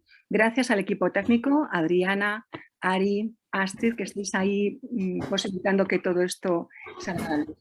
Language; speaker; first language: Spanish; native; Spanish